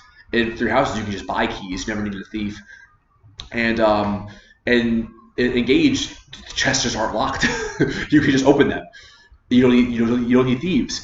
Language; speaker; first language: English; native; English